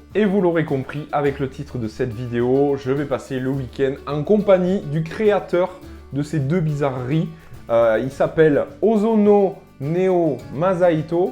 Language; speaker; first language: French; native; French